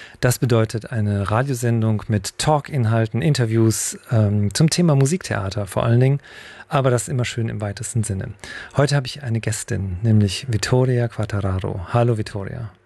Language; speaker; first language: German; native; German